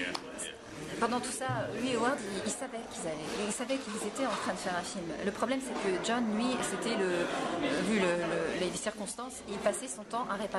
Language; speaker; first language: French; native; French